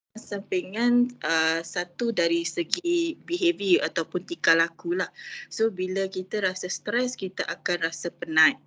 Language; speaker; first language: Malay; native; Malay